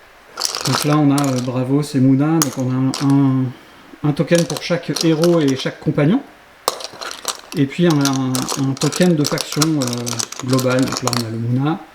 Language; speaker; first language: French; native; French